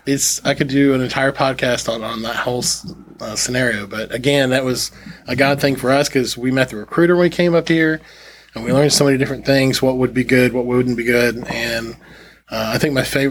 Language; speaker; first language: English; native; English